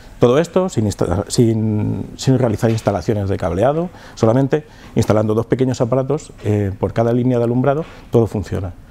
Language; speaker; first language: Spanish; native; Spanish